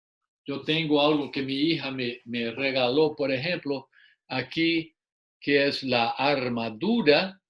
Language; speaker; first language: Spanish; non-native, fluent; English